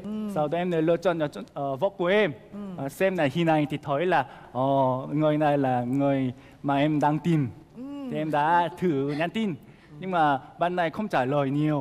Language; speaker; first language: Vietnamese; non-native, fluent; Korean